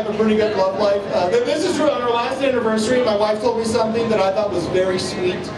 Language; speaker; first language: English; native; English